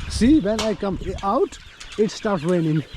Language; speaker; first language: English; non-native, fluent; Hindi